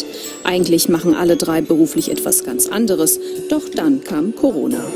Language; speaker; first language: German; native; German